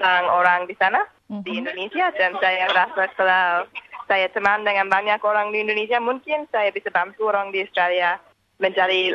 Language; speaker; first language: Indonesian; non-native, learner; English